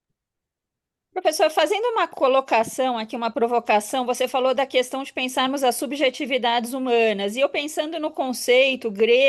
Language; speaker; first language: Portuguese; native; Portuguese